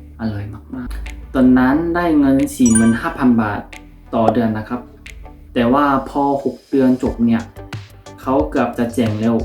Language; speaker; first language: Thai; non-native, fluent; Korean